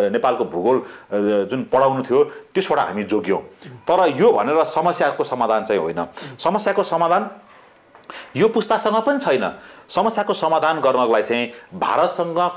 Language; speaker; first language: Nepali; native; Nepali